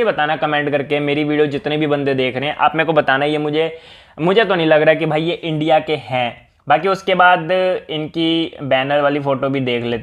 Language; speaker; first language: Hindi; native; Hindi